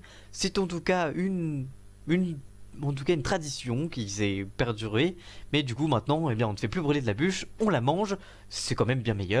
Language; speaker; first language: French; native; French